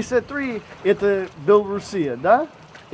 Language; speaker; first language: Russian; non-native, learner; English